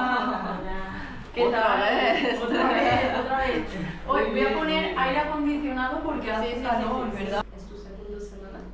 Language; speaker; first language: Spanish; native; Spanish